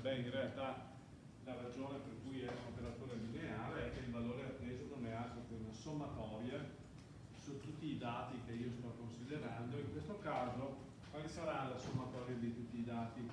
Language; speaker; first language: Italian; native; Italian